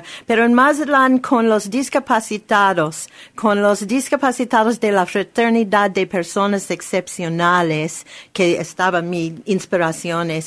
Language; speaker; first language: Spanish; non-native, learner; English